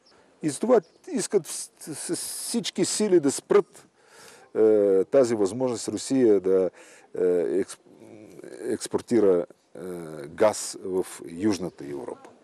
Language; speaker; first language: Bulgarian; non-native, fluent; Russian